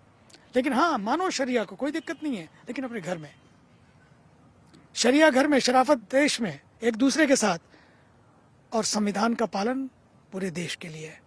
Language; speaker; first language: Hindi; native; Hindi